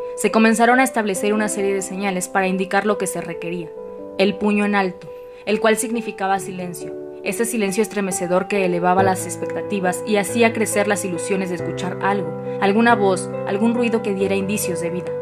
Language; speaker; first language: Spanish; native; Spanish